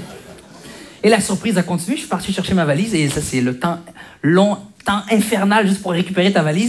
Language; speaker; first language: French; early bilingual, other home language; Arabic